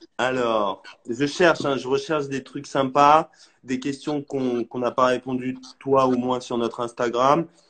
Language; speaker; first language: French; native; French